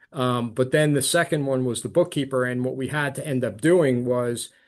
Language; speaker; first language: English; native; English